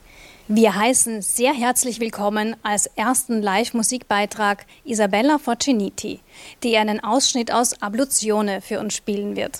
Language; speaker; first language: German; native; German